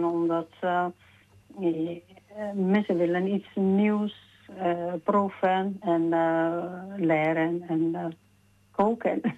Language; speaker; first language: Dutch; non-native, fluent; Georgian